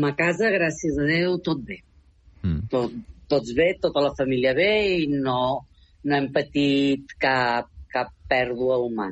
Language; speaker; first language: Catalan; native; Catalan